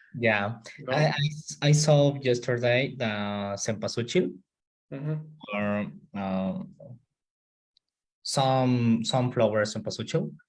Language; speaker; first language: English; non-native, learner; Spanish